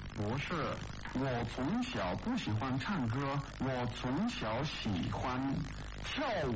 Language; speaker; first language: Chinese; non-native, learner; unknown